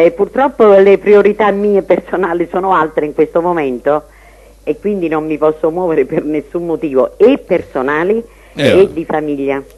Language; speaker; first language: Italian; native; Italian